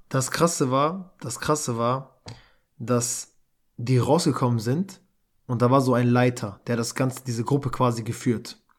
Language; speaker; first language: German; early bilingual, other home language; Albanian